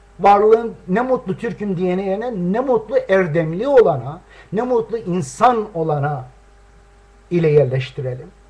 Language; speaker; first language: Turkish; non-native, local second language; Kurdish